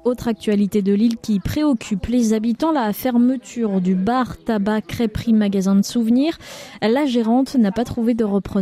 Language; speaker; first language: French; native; French